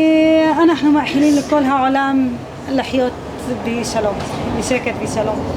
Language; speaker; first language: Hebrew; non-native, local second language; Arabic